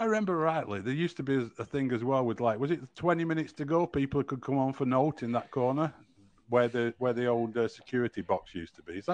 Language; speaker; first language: English; native; English